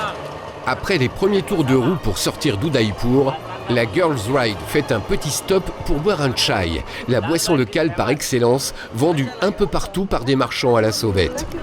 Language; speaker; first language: French; native; French